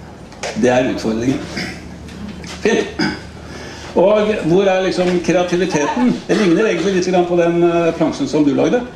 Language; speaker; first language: Norwegian; native; Norwegian